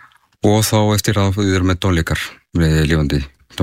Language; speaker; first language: Icelandic; non-native, learner; Spanish